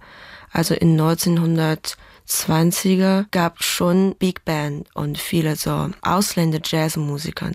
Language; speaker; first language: German; non-native, fluent; Chinese